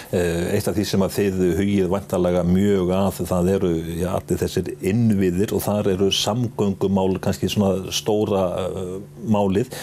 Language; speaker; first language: Icelandic; native; Icelandic